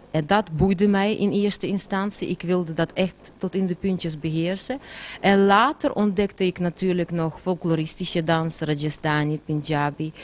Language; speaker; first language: Dutch; non-native, fluent; Russian